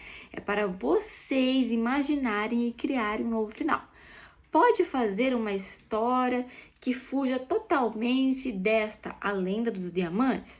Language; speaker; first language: Portuguese; native; Portuguese